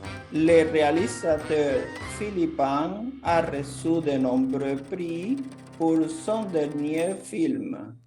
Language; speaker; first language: French; non-native, fluent; Portuguese